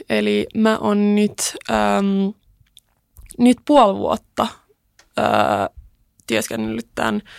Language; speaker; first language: Finnish; early bilingual, other home language; Swedish